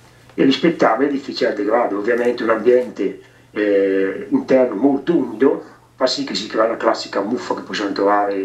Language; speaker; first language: Italian; native; Italian